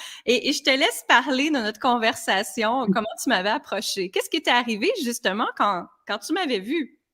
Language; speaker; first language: French; native; French